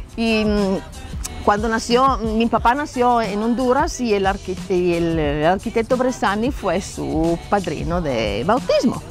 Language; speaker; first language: Spanish; non-native, fluent; Italian